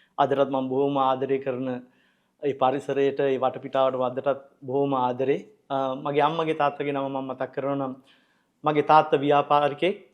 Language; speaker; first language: Sinhala; native; Sinhala